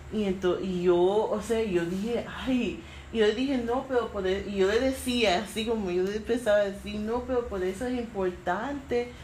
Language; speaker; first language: Spanish; early bilingual, heritage; Spanish